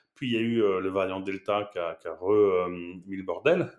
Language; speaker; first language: French; native; French